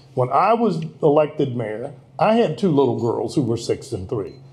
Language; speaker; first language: English; native; English